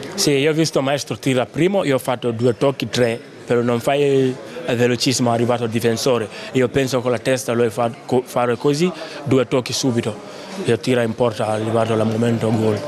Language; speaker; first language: Italian; non-native, learner; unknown